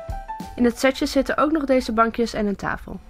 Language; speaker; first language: Dutch; native; Dutch